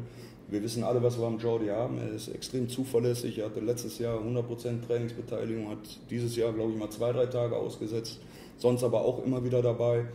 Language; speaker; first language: German; native; German